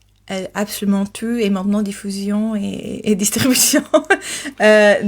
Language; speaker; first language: French; non-native, fluent; Portuguese